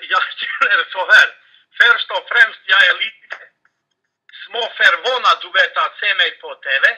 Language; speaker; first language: Swedish; non-native, fluent; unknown